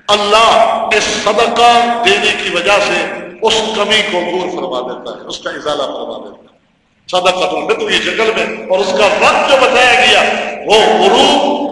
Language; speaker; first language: Urdu; native; Urdu